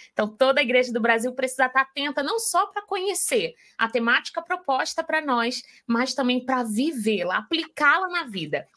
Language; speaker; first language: Portuguese; native; Portuguese